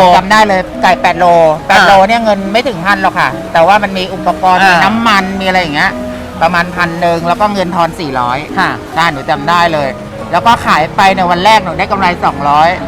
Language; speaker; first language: Thai; native; Thai